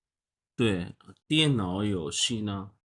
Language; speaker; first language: Chinese; non-native, fluent; Urdu